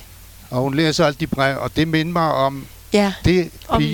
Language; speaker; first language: Danish; non-native, fluent; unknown